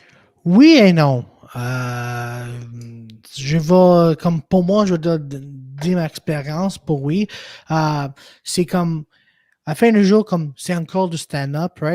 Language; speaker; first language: French; non-native, local second language; English